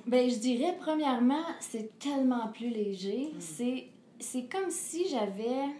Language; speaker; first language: French; native; French